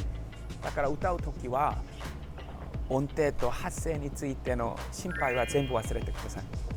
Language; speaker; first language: Japanese; non-native, learner; Korean